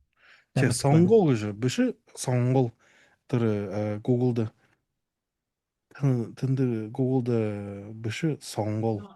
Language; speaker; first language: Mongolian; non-native, learner; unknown